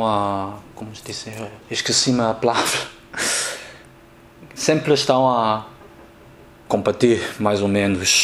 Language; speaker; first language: Portuguese; non-native, learner; Chinese